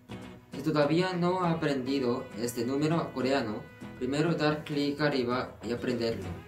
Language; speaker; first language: Spanish; non-native, fluent; Korean